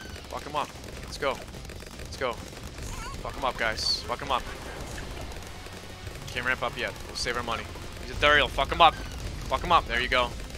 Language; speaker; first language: English; early bilingual, other home language; Polish